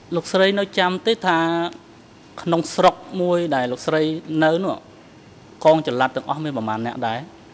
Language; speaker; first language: Khmer; native; Khmer